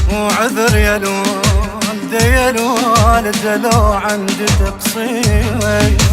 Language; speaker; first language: Arabic; native; Arabic